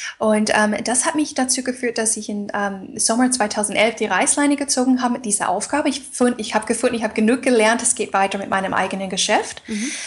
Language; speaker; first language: German; non-native, fluent; English